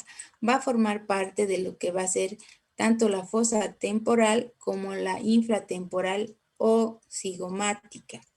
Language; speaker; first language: Spanish; native; Spanish